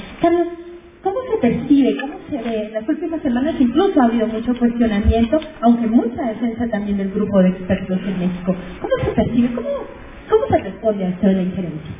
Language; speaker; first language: Spanish; native; Spanish